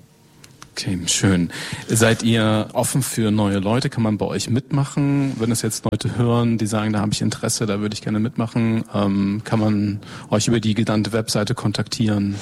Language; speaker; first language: German; native; German